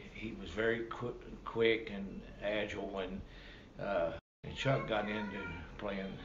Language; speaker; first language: English; native; English